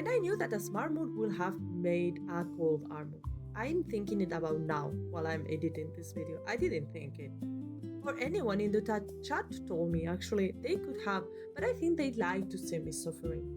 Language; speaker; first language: English; non-native, fluent; Spanish